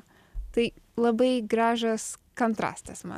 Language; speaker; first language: Lithuanian; non-native, learner; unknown